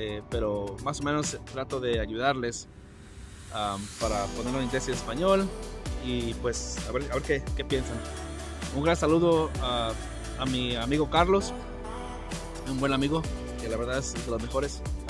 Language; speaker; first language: Spanish; native; Spanish